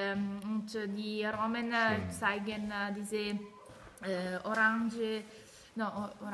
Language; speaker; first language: German; non-native, learner; Italian